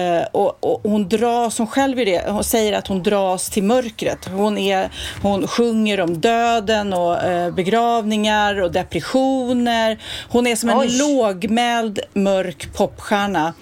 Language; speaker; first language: Swedish; native; Swedish